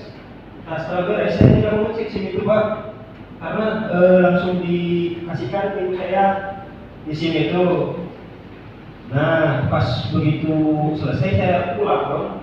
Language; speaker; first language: Indonesian; non-native, local second language; Sundanese